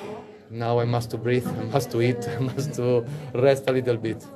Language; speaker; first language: English; non-native, fluent; Italian